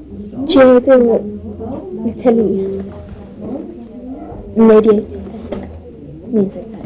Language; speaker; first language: French; non-native, learner; English